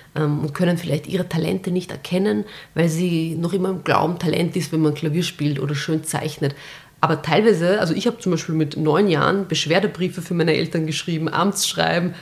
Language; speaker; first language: German; early bilingual, other home language; Bosnian